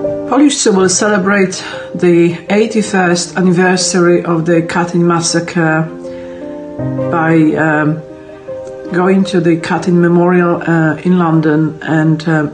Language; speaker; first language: English; non-native, fluent; Polish